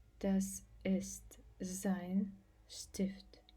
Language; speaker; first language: German; non-native, fluent; Ukrainian